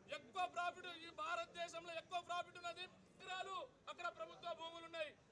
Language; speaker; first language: Telugu; non-native, local second language; Lambadi